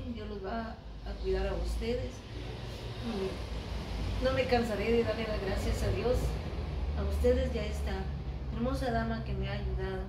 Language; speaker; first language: Spanish; native; Spanish